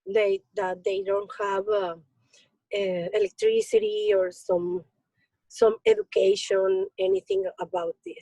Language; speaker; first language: English; non-native, learner; Spanish